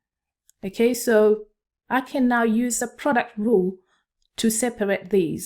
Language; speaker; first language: English; non-native, local second language; Swahili